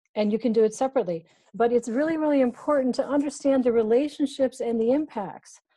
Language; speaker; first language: English; native; English